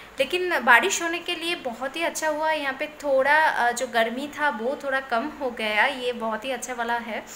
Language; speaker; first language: Hindi; non-native, local second language; Bangla